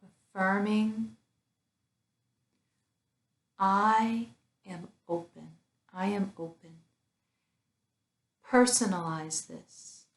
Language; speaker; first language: English; native; English